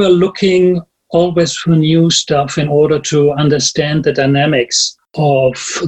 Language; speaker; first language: English; non-native, fluent; German